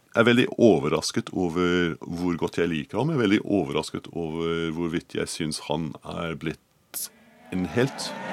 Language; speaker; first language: Norwegian; non-native, fluent; English